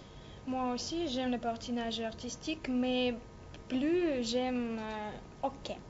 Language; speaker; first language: French; non-native, learner; Russian